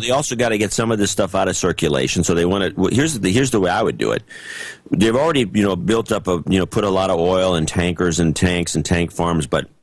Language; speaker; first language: English; native; English